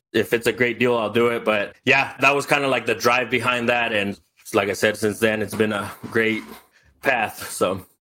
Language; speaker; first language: English; early bilingual, other home language; Spanish